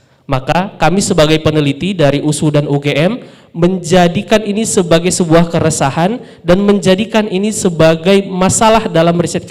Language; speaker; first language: Indonesian; non-native, local second language; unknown